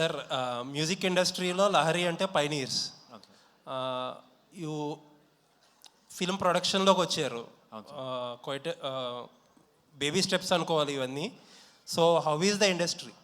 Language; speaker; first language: Telugu; native; Telugu